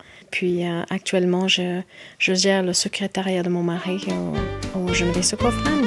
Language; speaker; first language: French; non-native, fluent; English